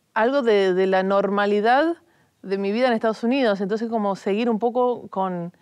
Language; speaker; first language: Spanish; native; Spanish